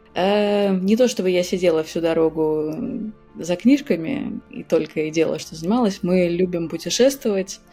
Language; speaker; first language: Russian; native; Russian